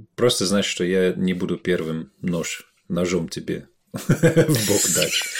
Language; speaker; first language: Russian; non-native, fluent; English